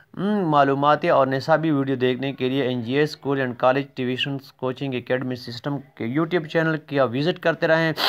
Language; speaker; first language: Urdu; non-native, local second language; Pashto